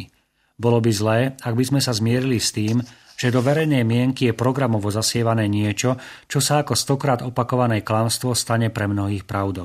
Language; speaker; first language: Slovak; native; Slovak